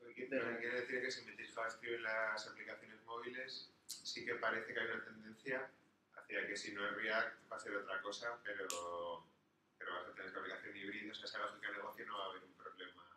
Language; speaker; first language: Spanish; native; Spanish